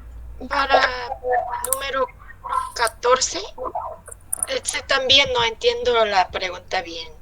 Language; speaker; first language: Spanish; non-native, learner; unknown